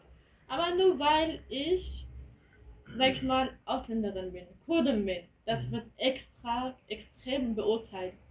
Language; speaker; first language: German; early bilingual, other home language; Kurdish